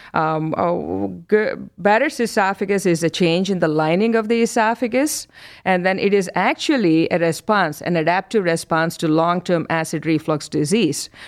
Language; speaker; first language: English; non-native, local second language; Telugu